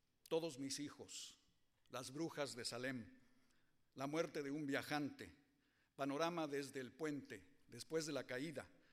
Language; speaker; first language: Spanish; early bilingual, heritage; Spanish